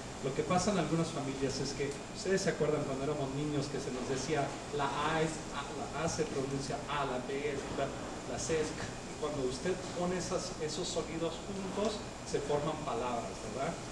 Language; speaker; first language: Spanish; early bilingual, heritage; Spanish